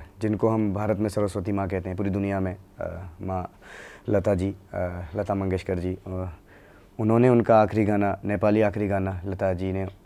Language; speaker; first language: Hindi; native; Hindi